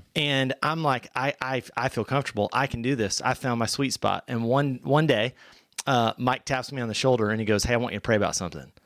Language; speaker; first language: English; native; English